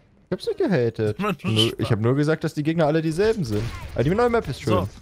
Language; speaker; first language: German; native; German